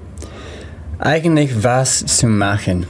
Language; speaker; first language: German; non-native, learner; English